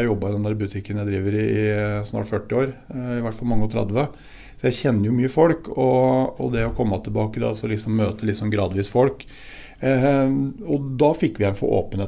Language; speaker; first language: Norwegian; native; Norwegian